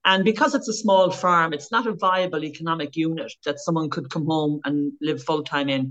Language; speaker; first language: English; native; English